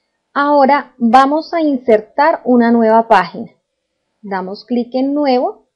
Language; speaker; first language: Spanish; native; Spanish